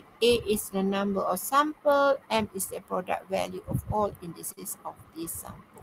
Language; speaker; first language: English; non-native, local second language; Malay